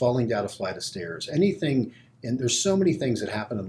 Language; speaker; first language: English; native; English